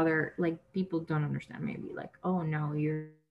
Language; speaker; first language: English; non-native, fluent; Spanish